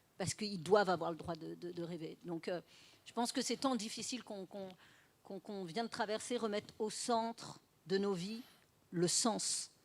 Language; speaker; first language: French; early bilingual, other home language; Fula